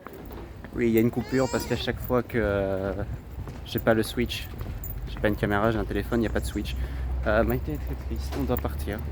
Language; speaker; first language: French; native; French